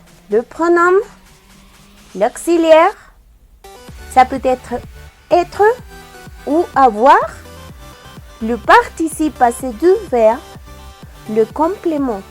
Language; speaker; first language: French; non-native, learner; Spanish